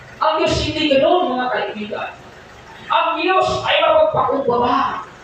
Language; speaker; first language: Filipino; non-native, local second language; Cebuano